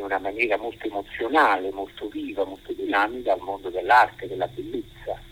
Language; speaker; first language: Italian; native; Italian